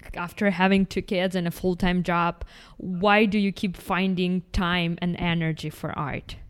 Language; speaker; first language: English; non-native, fluent; Ukrainian